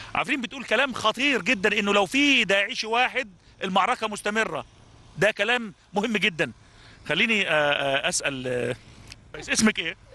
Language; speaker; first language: Arabic; native; Arabic